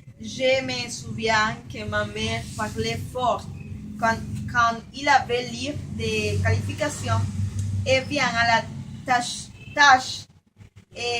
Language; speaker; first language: French; non-native, learner; Spanish